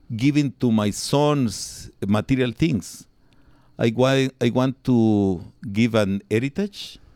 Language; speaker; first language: English; non-native, learner; Spanish